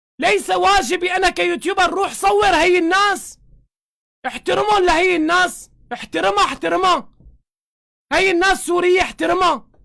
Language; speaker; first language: Arabic; native; Arabic